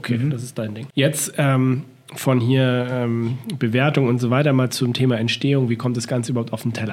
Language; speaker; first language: German; native; German